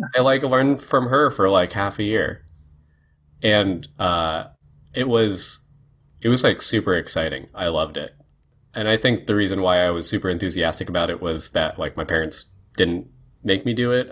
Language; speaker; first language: English; native; English